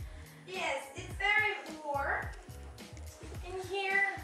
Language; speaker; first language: English; non-native, fluent; Czech